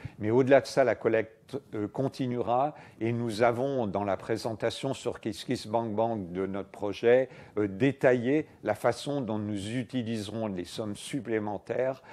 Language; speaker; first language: French; native; French